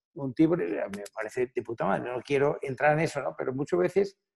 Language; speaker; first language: Spanish; non-native, fluent; Danish